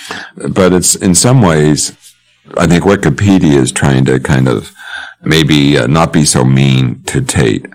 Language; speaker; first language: English; native; English